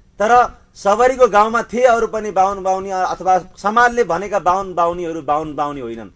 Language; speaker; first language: Nepali; native; Nepali